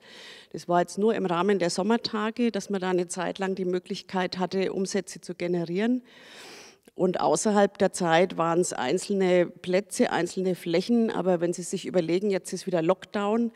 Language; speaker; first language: German; native; German